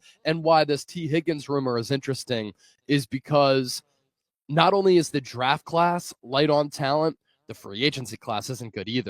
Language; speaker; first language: English; native; English